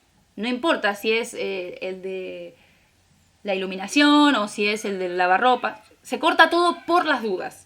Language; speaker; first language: Spanish; native; Spanish